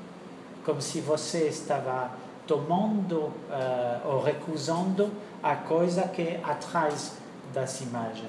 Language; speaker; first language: Portuguese; non-native, fluent; French